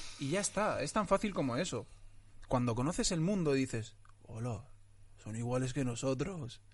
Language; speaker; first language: Spanish; early bilingual, other home language; Arabic